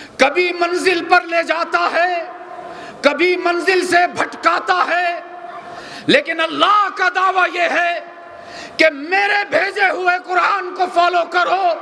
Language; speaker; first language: Urdu; native; Urdu